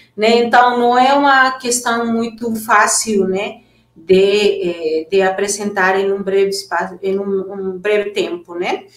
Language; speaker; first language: Portuguese; non-native, fluent; Spanish